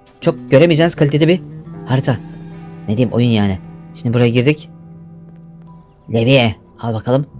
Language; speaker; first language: Turkish; native; Turkish